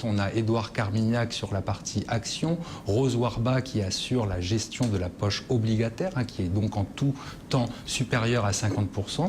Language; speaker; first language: French; native; French